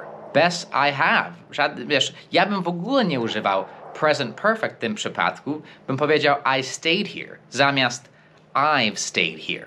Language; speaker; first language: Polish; non-native, fluent; English